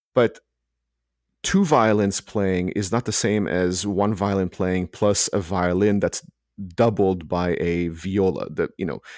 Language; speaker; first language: English; early bilingual, other home language; Hebrew